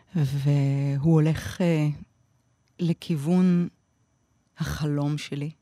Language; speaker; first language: Hebrew; non-native, fluent; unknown